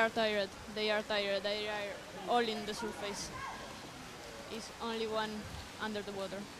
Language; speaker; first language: English; non-native, learner; Spanish